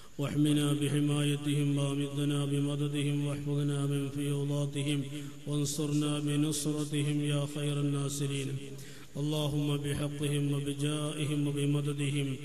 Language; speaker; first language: Arabic; non-native, fluent; Malayalam